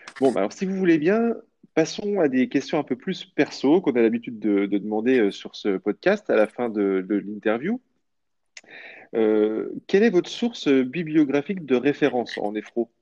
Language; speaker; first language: French; native; French